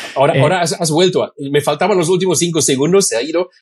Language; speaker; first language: Spanish; non-native, fluent; German